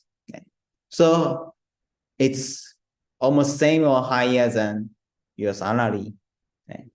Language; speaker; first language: English; non-native, learner; Japanese